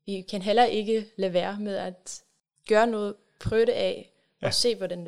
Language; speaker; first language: Danish; non-native, fluent; German